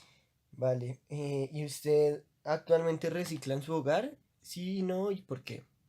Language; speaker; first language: Spanish; native; Spanish